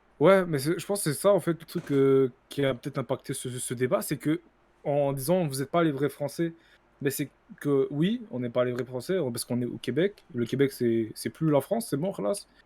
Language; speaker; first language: French; native; French